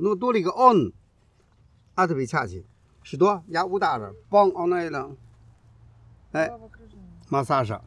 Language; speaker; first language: Russian; non-native, learner; Chinese